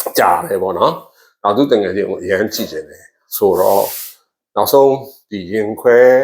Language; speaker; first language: Burmese; native; Burmese